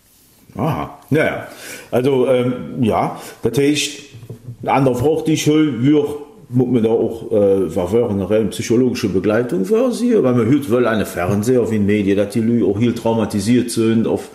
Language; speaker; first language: German; native; German